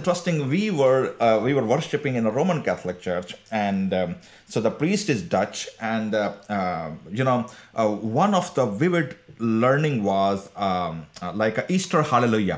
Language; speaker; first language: English; non-native, local second language; Punjabi